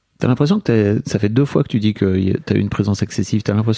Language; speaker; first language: French; native; French